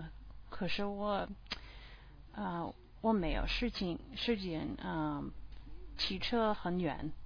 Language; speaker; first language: Chinese; non-native, learner; English